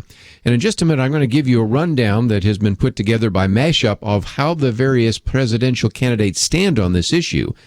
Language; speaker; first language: English; native; English